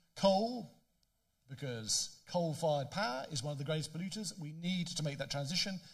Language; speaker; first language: English; native; English